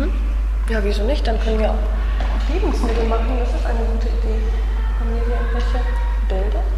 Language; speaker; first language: German; non-native, fluent; Czech